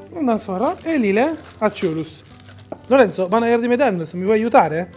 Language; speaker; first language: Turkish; non-native, learner; Italian